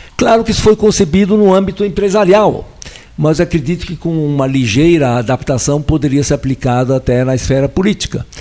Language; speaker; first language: Portuguese; early bilingual, other home language; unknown